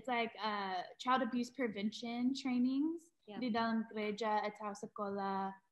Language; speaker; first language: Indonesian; non-native, learner; English